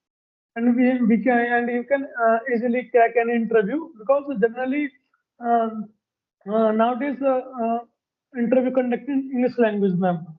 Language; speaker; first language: English; non-native, learner; Hindi